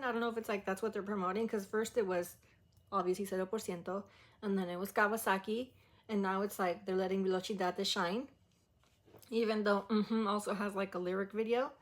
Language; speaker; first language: English; early bilingual, other home language; Spanish